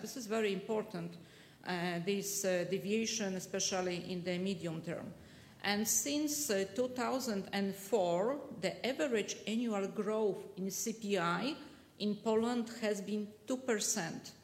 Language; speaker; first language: English; non-native, fluent; Polish